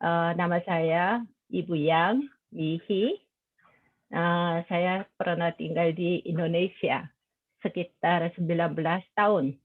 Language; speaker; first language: Indonesian; non-native, fluent; Korean